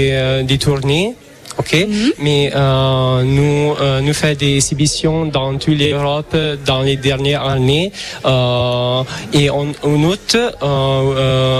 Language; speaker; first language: French; non-native, learner; Italian